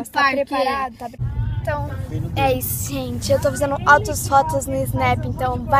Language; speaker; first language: Portuguese; native; Portuguese